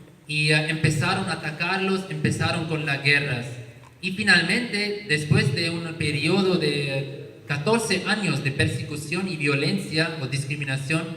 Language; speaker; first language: Spanish; non-native, learner; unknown